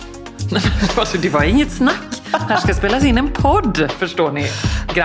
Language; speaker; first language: Swedish; native; Swedish